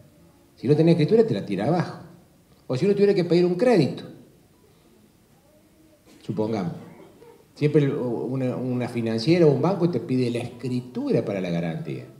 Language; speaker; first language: Spanish; native; Spanish